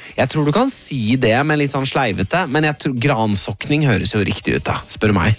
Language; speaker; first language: Norwegian; native; Norwegian